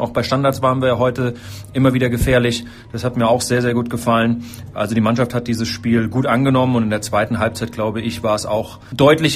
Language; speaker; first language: German; native; German